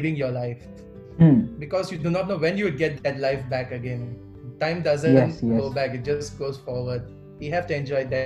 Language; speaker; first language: English; non-native, local second language; Telugu